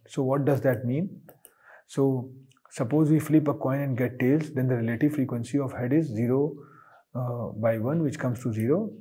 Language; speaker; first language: English; non-native, local second language; Hindi